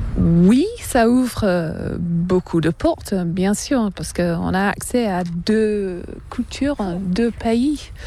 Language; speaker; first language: French; non-native, fluent; English